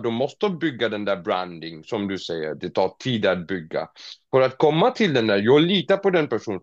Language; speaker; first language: Swedish; non-native, fluent; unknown